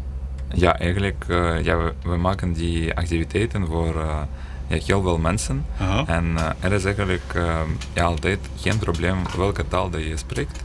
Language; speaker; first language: Dutch; non-native, learner; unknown